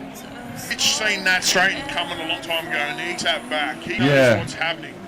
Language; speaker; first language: English; native; English